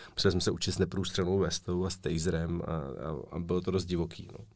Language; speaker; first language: Czech; native; Czech